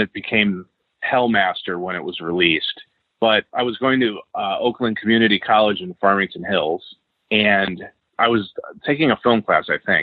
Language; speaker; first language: English; native; English